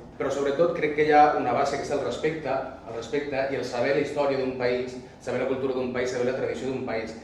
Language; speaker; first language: Catalan; non-native, local second language; Spanish